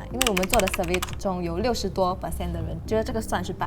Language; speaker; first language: Chinese; native; Chinese